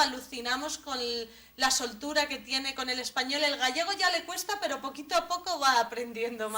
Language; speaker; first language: Spanish; native; Spanish